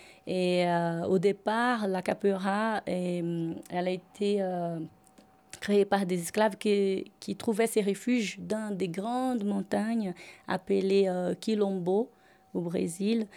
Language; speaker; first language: French; non-native, fluent; Portuguese